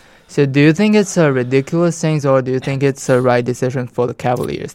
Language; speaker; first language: English; non-native, fluent; Chinese